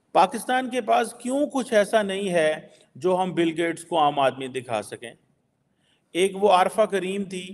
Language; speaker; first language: Urdu; native; Urdu